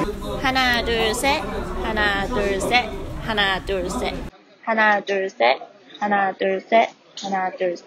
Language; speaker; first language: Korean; non-native, learner; Chinese